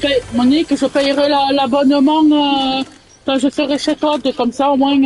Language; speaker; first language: French; native; French